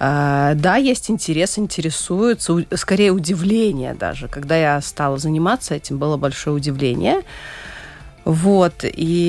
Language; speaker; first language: Russian; native; Russian